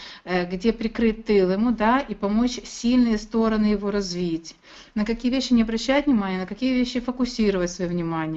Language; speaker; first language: Russian; native; Russian